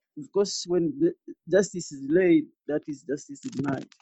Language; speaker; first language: English; non-native, local second language; Ganda